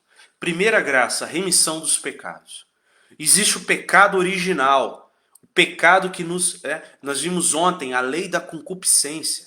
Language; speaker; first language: Portuguese; native; Portuguese